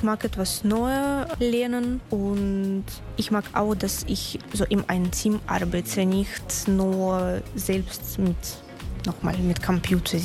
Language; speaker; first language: German; non-native, learner; Russian